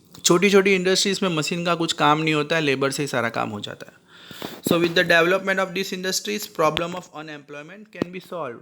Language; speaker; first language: Hindi; native; Hindi